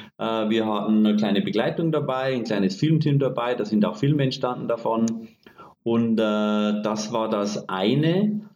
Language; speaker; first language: German; native; German